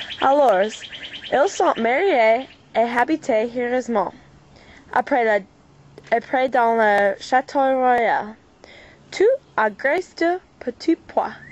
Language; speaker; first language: French; non-native, learner; English